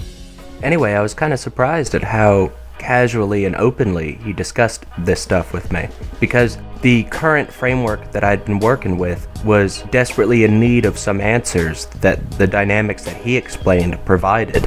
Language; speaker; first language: English; native; English